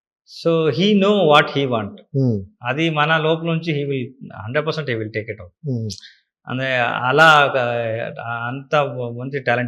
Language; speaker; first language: Telugu; non-native, local second language; Kannada